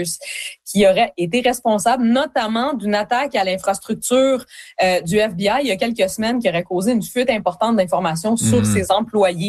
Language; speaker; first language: French; native; French